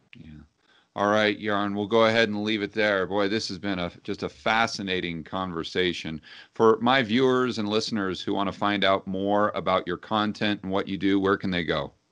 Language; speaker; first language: English; native; English